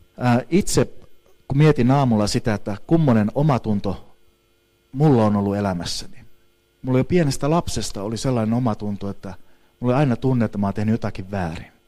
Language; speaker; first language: Finnish; native; Finnish